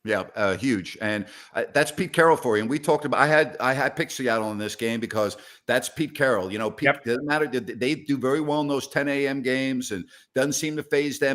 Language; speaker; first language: English; native; English